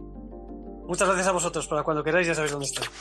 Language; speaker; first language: Spanish; native; Spanish